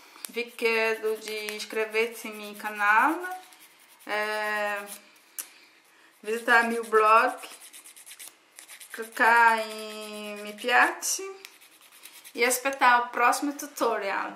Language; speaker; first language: Italian; non-native, learner; Portuguese